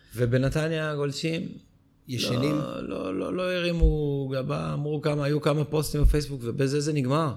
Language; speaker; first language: Hebrew; native; Hebrew